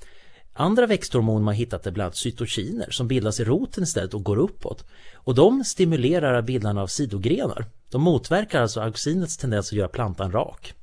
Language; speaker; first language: Swedish; native; Swedish